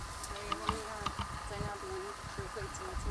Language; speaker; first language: Chinese; non-native, fluent; Spanish